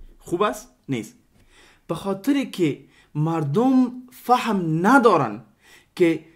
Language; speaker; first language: Persian; non-native, local second language; Pashto